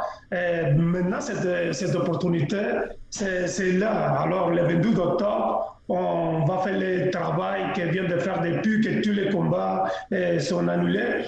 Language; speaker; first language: French; non-native, fluent; Spanish